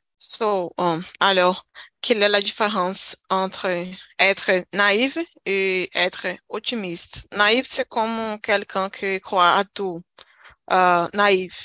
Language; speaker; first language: French; non-native, learner; Portuguese